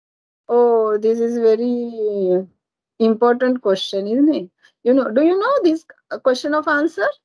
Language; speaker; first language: English; non-native, learner; Marathi